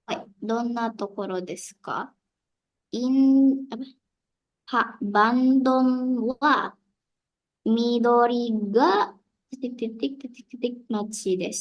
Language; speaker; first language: Japanese; non-native, learner; Indonesian